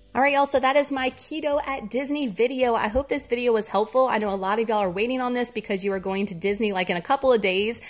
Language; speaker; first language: English; native; English